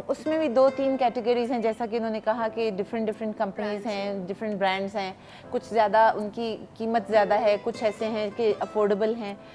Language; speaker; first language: Urdu; native; Urdu